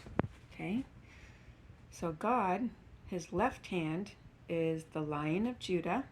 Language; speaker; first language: English; native; English